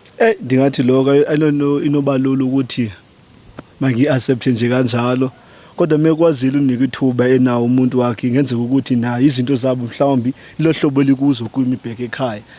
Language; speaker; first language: Zulu; non-native, local second language; Xhosa